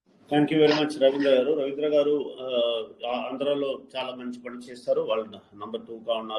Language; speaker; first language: Telugu; non-native, fluent; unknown